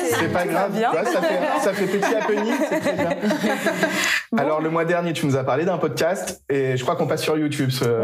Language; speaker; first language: French; native; French